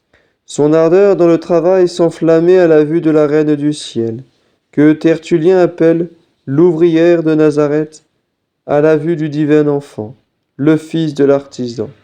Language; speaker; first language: French; native; French